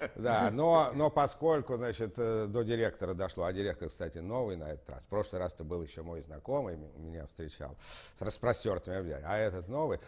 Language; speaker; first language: Russian; native; Russian